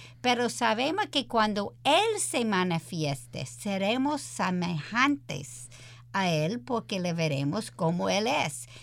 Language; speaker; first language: Spanish; early bilingual, heritage; English